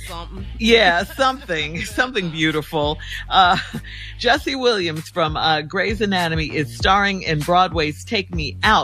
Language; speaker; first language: English; native; English